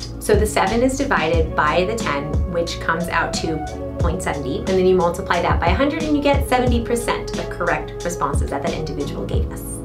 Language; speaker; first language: English; native; English